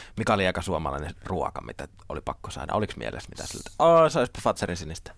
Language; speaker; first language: Finnish; native; Finnish